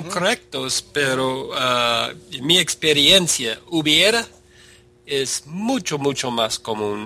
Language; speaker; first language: Spanish; non-native, learner; English